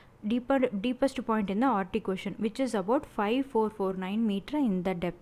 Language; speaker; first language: English; non-native, local second language; Tamil